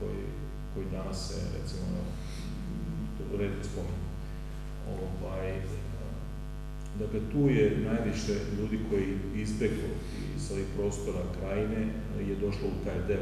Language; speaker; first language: Serbian; native; Serbian